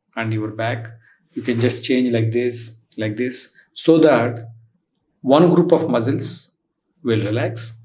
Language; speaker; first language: English; non-native, local second language; Telugu